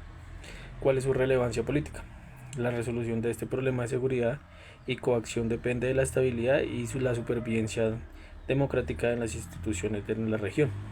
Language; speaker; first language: Spanish; native; Spanish